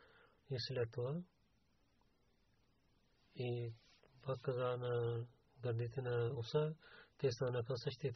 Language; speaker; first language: Bulgarian; non-native, learner; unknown